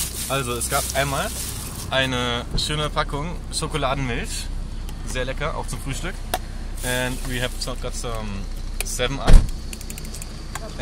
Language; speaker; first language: German; native; German